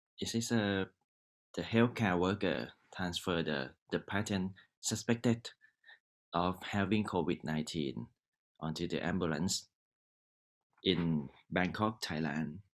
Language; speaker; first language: English; non-native, learner; Thai